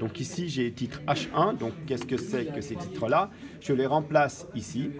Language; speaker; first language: French; native; French